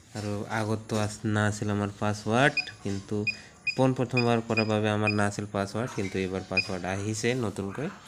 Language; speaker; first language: Assamese; non-native, local second language; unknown